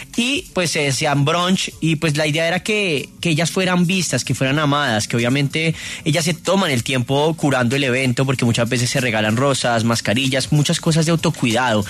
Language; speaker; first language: Spanish; native; Spanish